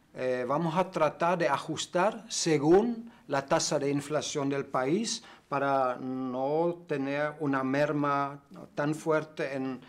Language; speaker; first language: Spanish; non-native, fluent; German